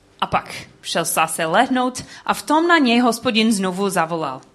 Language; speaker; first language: Czech; non-native, learner; English